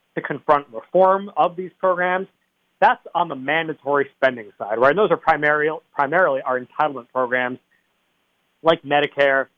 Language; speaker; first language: English; native; English